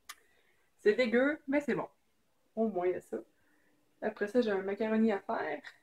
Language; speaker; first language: French; native; French